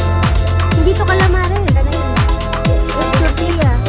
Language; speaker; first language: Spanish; non-native, learner; Filipino